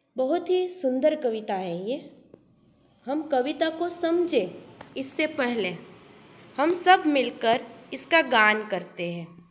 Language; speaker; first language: Hindi; non-native, local second language; Gujarati